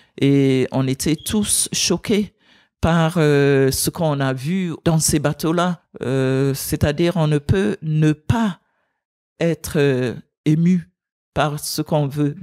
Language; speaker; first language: French; non-native, fluent; English